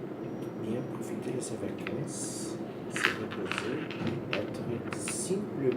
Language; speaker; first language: French; non-native, learner; Portuguese